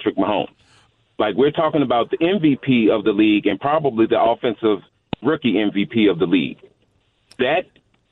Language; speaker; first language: English; native; English